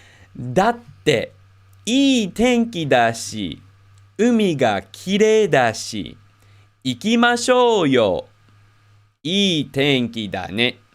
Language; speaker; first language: Japanese; non-native, fluent; English